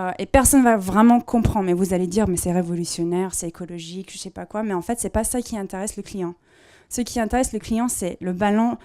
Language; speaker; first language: French; non-native, fluent; English